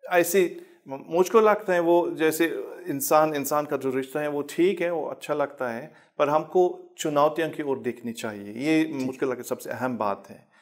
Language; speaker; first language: Urdu; non-native, fluent; German